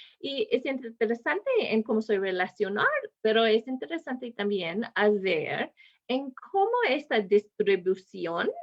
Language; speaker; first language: Spanish; non-native, fluent; English